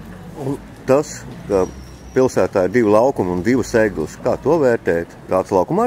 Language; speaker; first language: Latvian; native; Latvian